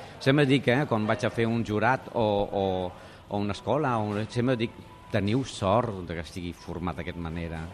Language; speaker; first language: Catalan; non-native, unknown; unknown